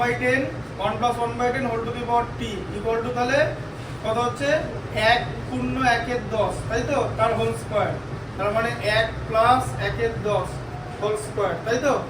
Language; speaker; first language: Bangla; native; Bangla